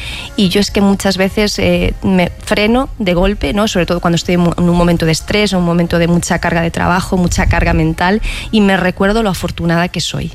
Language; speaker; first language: Spanish; native; Spanish